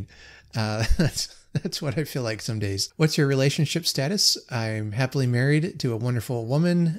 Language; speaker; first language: English; native; English